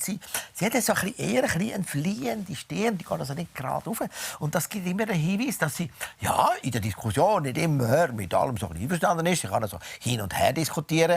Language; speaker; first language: German; native; German